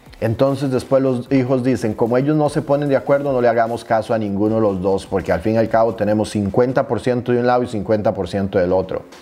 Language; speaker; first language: Spanish; native; Spanish